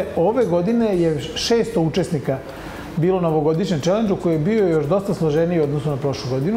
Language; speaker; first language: Serbian; native; Serbian